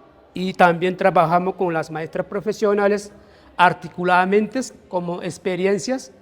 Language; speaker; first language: Spanish; non-native, local second language; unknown